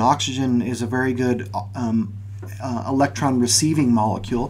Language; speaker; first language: English; native; English